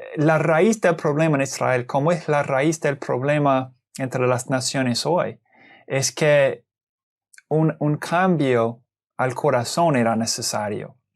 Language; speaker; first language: Spanish; non-native, fluent; English